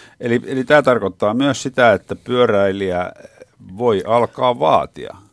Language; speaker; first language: Finnish; native; Finnish